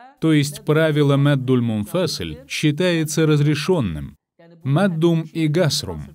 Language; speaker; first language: Russian; non-native, fluent; Azerbaijani